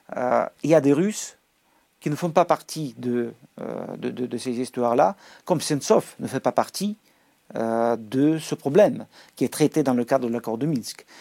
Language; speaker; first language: French; non-native, fluent; Russian